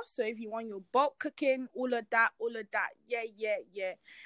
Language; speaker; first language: English; non-native, local second language; Yoruba